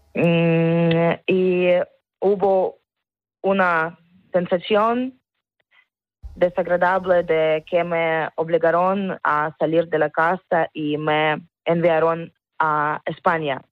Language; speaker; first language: Spanish; non-native, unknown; Ukrainian